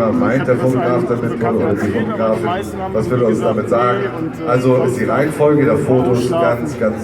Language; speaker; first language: German; native; German